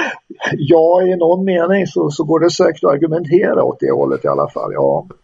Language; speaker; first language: Swedish; native; Swedish